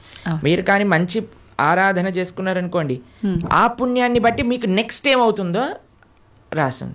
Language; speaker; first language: Telugu; native; Telugu